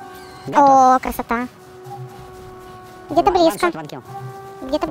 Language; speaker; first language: Russian; native; Russian